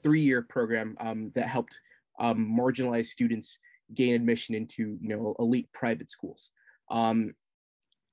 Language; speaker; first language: English; native; English